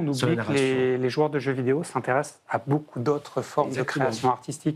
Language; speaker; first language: French; native; French